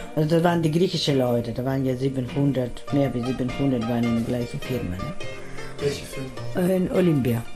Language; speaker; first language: German; non-native, fluent; Greek